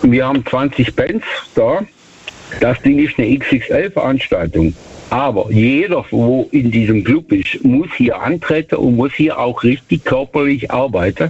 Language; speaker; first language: German; native; German